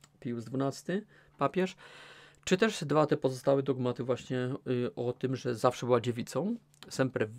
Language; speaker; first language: Polish; native; Polish